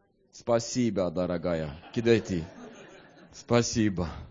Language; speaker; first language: Russian; non-native, learner; Swedish